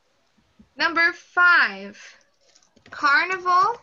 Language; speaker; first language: English; non-native, fluent; Portuguese